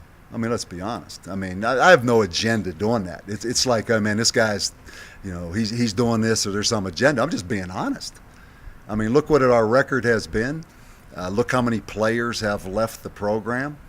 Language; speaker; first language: English; native; English